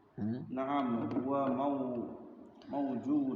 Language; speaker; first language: Arabic; non-native, learner; Indonesian